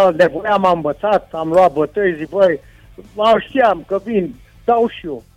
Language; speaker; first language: Romanian; non-native, local second language; Hungarian